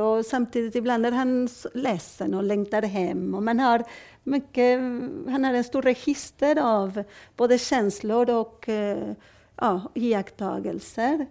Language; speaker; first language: Swedish; non-native, fluent; Spanish